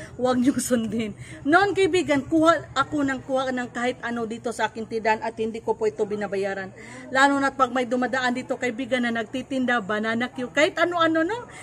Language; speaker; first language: Filipino; non-native, local second language; Cebuano